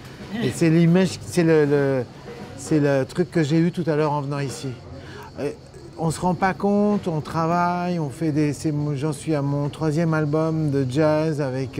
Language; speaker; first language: French; native; French